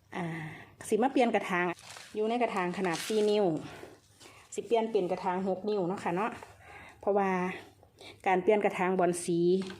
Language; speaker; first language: Thai; native; Thai